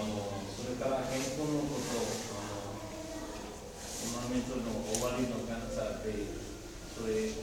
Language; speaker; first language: Japanese; non-native, learner; Bangla